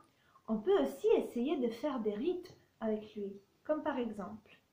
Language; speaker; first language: French; non-native, fluent; Italian